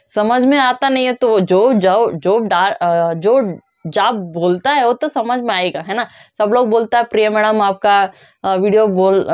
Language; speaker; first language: Hindi; non-native, local second language; Kannada